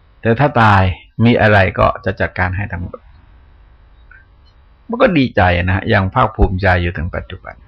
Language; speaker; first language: Thai; native; Thai